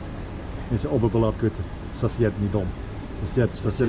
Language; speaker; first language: Russian; non-native, learner; English